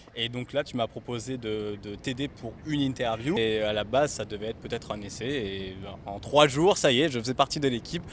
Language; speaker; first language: French; native; French